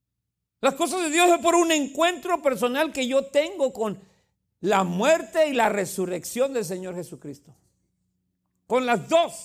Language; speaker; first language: Spanish; native; Spanish